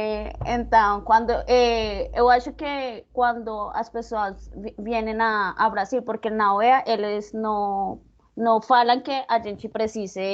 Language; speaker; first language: Portuguese; non-native, learner; Spanish